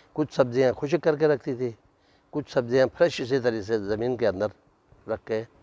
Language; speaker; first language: Urdu; non-native, local second language; Shina